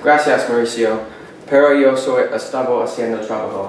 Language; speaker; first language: Spanish; non-native, learner; English